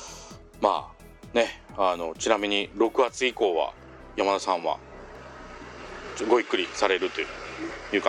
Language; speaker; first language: Japanese; native; Japanese